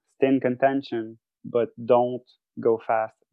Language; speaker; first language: English; non-native, fluent; French